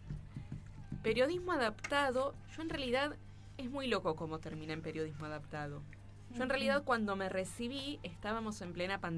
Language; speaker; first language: Spanish; native; Spanish